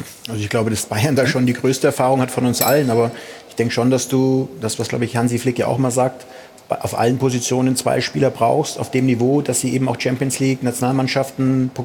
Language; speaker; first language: German; native; German